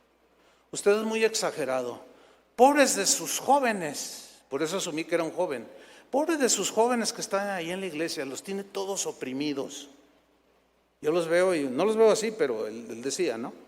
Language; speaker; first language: Spanish; native; Spanish